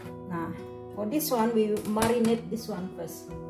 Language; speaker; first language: English; non-native, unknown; Indonesian